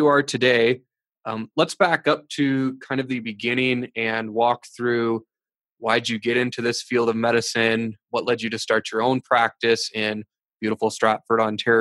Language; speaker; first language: English; native; English